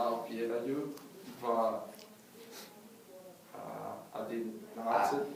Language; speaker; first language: Russian; non-native, learner; English